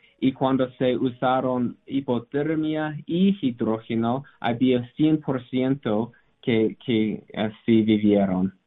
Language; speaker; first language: Spanish; non-native, learner; English